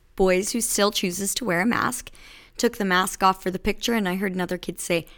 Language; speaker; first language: English; native; English